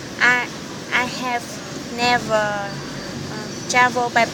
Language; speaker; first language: English; non-native, learner; Vietnamese